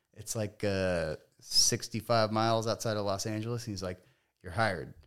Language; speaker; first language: English; native; English